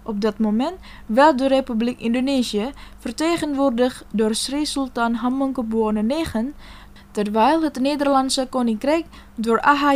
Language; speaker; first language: Dutch; non-native, fluent; Indonesian